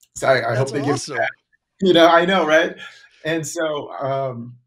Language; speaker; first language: English; native; English